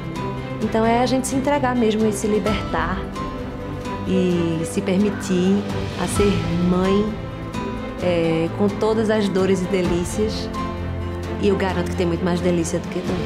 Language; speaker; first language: Portuguese; native; Portuguese